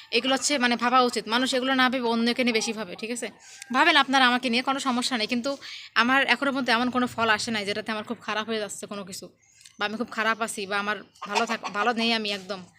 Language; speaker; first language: Bangla; native; Bangla